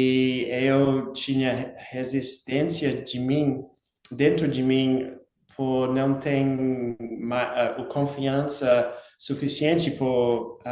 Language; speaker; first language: Portuguese; non-native, learner; English